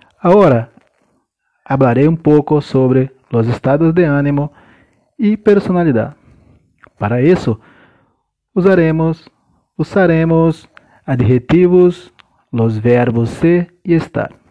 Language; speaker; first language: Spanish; non-native, learner; Portuguese